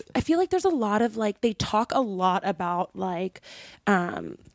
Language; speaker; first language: English; native; English